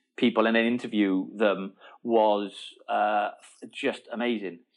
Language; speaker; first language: English; native; English